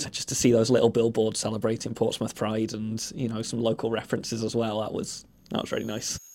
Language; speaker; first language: English; native; English